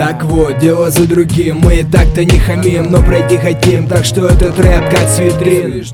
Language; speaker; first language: Russian; native; Russian